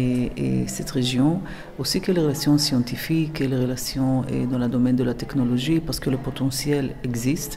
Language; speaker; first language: French; non-native, fluent; Hebrew